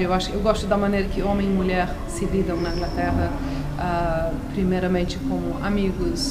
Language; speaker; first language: Portuguese; early bilingual, heritage; Portuguese